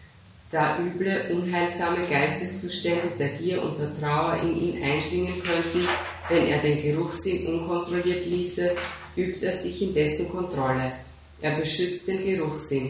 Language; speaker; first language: German; native; German